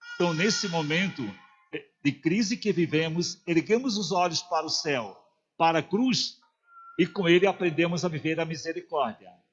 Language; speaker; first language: Portuguese; native; Portuguese